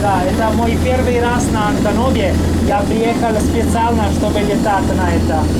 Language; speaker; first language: Russian; non-native, learner; Italian